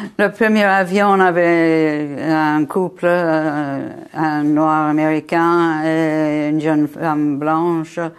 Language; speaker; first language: French; non-native, fluent; English